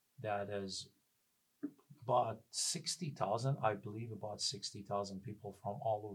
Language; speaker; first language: English; non-native, fluent; Persian